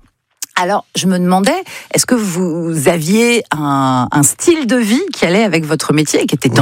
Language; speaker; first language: French; native; French